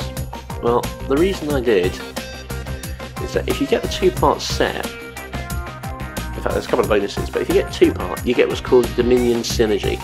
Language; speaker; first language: English; native; English